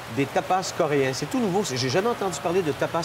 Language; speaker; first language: French; native; French